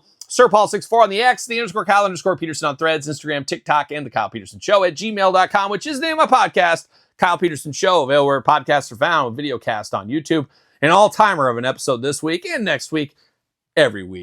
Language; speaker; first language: English; native; English